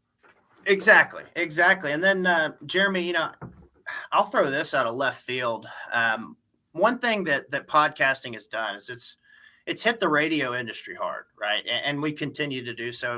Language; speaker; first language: English; native; English